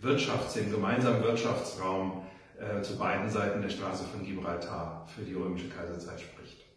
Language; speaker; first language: German; native; German